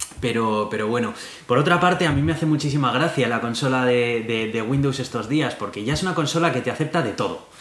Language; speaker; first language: Spanish; native; Spanish